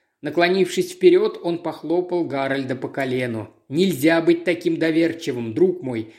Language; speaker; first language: Russian; native; Russian